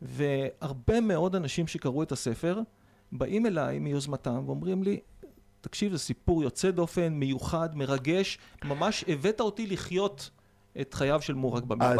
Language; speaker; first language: Hebrew; native; Hebrew